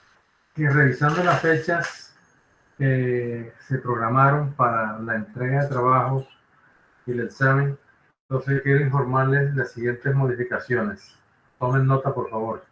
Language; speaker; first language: Spanish; native; Spanish